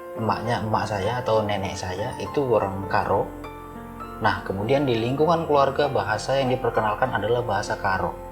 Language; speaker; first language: Indonesian; native; Indonesian